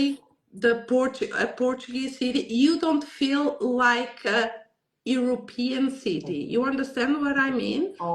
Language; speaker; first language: English; non-native, learner; Portuguese